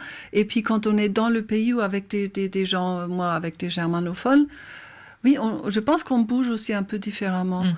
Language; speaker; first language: French; non-native, fluent; German